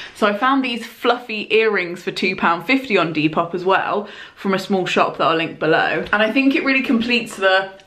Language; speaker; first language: English; native; English